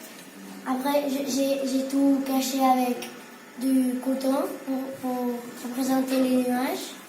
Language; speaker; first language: French; non-native, local second language; Spanish